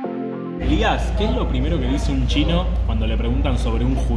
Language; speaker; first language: Spanish; native; Spanish